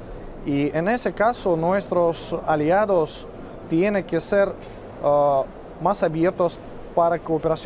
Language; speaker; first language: Spanish; non-native, fluent; Russian